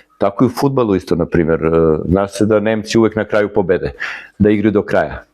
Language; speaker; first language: Serbian; native; Serbian